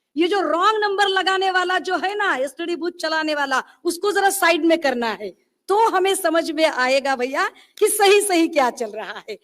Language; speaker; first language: Hindi; non-native, local second language; Marathi